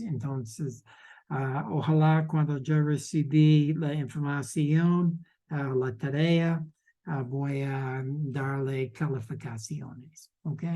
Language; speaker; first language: Spanish; non-native, learner; English